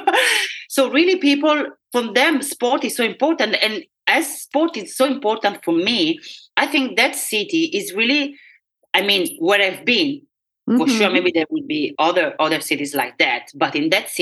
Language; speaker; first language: English; non-native, fluent; Italian